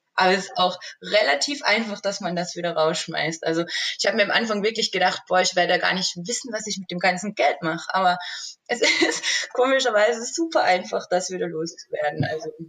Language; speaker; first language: German; native; German